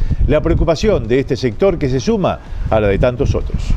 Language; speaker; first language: Spanish; native; Spanish